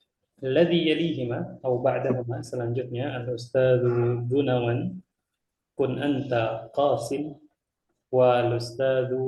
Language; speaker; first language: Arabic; non-native, fluent; Indonesian